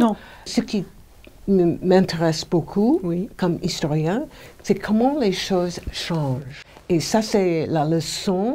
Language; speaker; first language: French; non-native, fluent; English